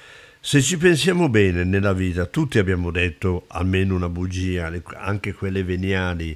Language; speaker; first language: Italian; native; Italian